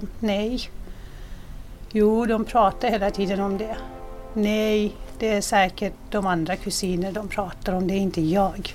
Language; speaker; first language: Swedish; non-native, fluent; Persian